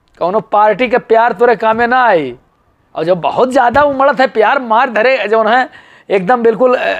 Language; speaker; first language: Hindi; native; Hindi